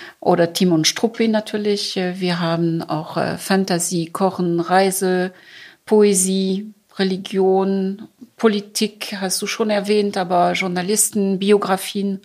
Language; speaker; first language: German; non-native, fluent; French